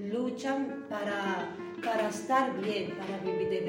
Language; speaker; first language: Spanish; non-native, learner; Arabic